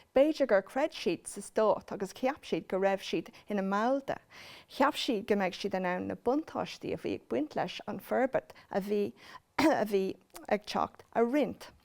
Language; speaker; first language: Irish; non-native, local second language; English